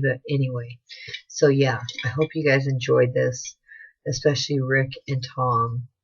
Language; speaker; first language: English; native; English